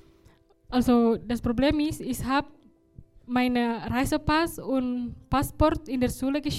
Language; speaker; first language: German; non-native, learner; Indonesian